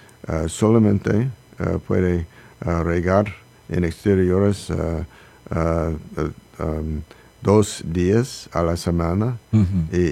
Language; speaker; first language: Spanish; non-native, learner; English